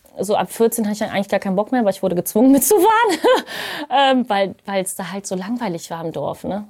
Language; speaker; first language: German; native; German